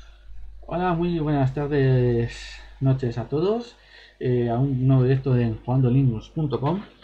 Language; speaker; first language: Spanish; native; Spanish